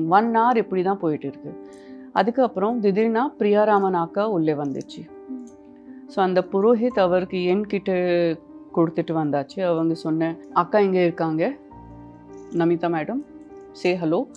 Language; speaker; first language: Tamil; non-native, local second language; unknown